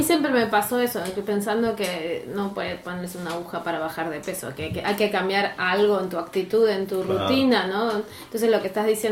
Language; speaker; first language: Spanish; native; Spanish